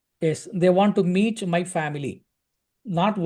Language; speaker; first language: English; non-native, local second language; Telugu